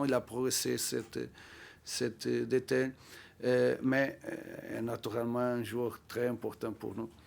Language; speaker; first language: French; non-native, learner; Portuguese